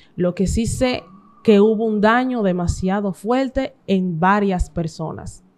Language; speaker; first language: Spanish; native; Spanish